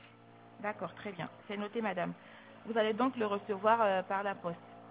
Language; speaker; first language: French; native; French